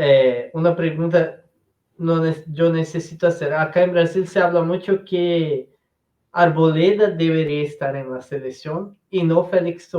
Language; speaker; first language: Spanish; non-native, learner; Portuguese